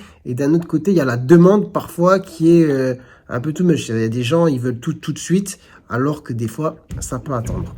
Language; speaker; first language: French; native; French